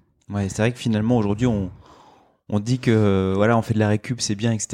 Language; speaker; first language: French; native; French